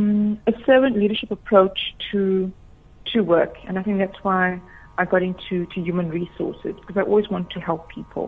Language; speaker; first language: English; native; English